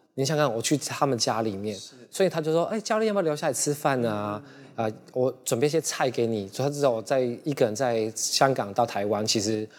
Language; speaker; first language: Chinese; non-native, local second language; Cantonese